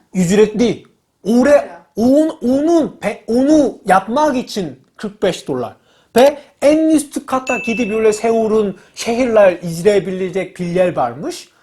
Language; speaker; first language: Turkish; non-native, learner; Korean